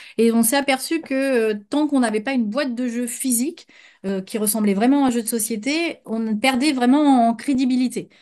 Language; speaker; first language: French; native; French